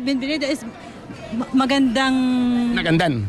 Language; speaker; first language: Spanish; non-native, learner; Filipino